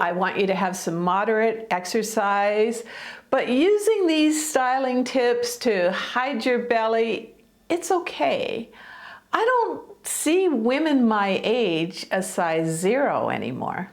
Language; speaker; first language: English; native; English